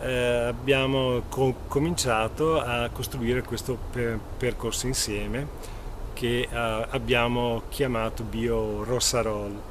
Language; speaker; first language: Italian; native; Italian